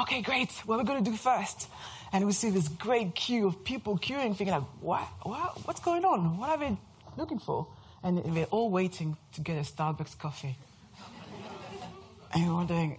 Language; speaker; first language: English; non-native, fluent; French